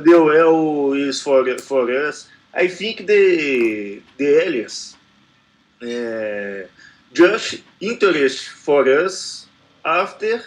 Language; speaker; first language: English; non-native, learner; Portuguese